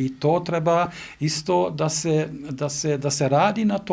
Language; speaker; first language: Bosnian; non-native, learner; German